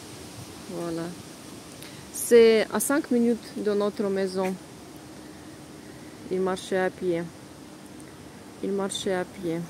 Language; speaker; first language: French; non-native, fluent; Russian